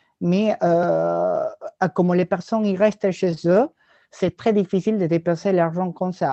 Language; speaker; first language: French; non-native, learner; Spanish